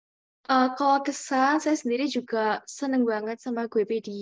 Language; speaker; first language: Indonesian; native; Indonesian